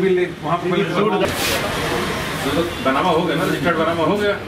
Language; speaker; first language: Hindi; native; Hindi